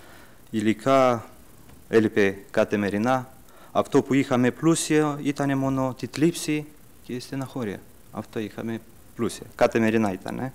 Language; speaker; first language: Greek; early bilingual, heritage; Greek